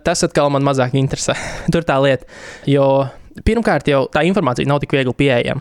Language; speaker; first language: Latvian; native; Latvian